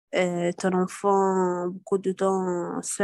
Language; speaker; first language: French; non-native, learner; Arabic